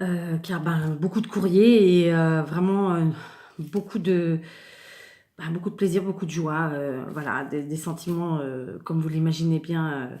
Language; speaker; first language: French; native; French